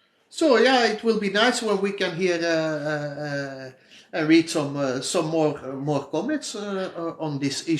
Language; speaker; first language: English; non-native, fluent; Dutch